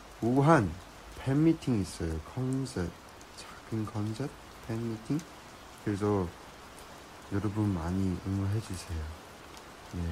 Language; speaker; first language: Korean; non-native, learner; Chinese